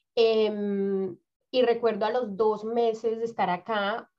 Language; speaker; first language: Spanish; native; Spanish